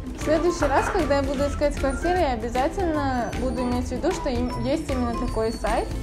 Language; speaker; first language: Russian; non-native, local second language; Uzbek